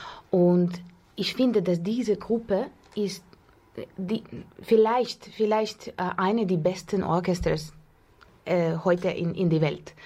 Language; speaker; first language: German; non-native, fluent; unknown